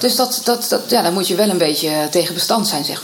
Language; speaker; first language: Dutch; native; Dutch